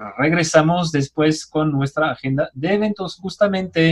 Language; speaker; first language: Spanish; native; Spanish